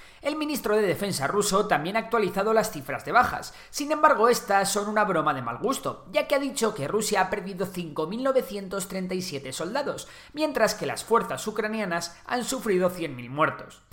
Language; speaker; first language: Spanish; native; Spanish